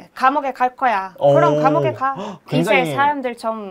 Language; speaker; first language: Korean; non-native, learner; Hebrew